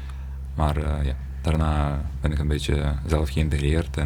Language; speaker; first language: Dutch; non-native, learner; Ukrainian